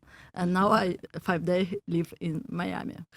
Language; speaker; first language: English; non-native, learner; Russian